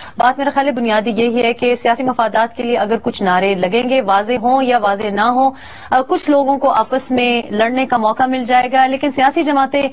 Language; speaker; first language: Urdu; non-native, local second language; Pashto